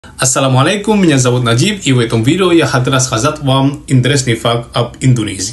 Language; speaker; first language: Russian; non-native, fluent; Javanese